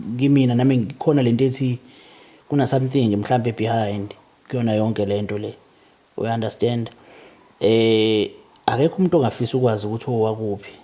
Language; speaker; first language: Zulu; native; Zulu